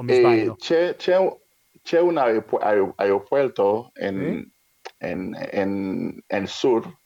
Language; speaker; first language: Italian; non-native, learner; French